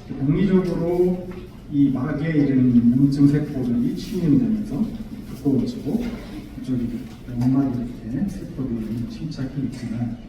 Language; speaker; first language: Korean; native; Korean